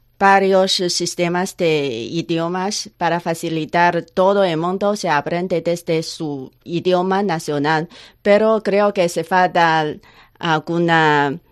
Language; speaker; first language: Spanish; non-native, learner; Chinese